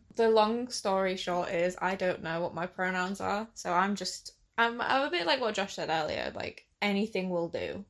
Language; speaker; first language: English; native; English